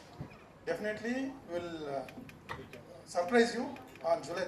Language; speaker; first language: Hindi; non-native, local second language; Telugu